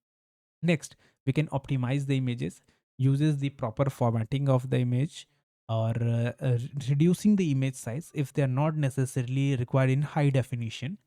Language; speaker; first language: English; non-native, local second language; Hindi